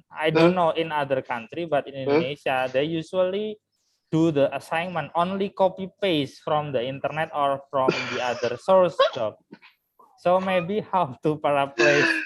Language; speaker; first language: English; non-native, fluent; Indonesian